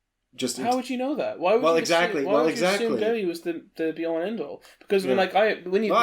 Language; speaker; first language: English; native; English